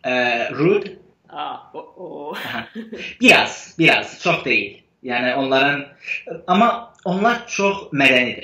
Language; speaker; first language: Azerbaijani; non-native, fluent; Turkish